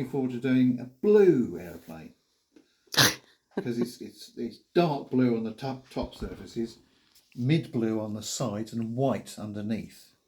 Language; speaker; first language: English; native; English